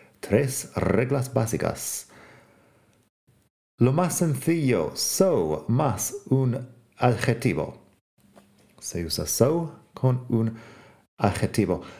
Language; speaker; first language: Spanish; non-native, fluent; English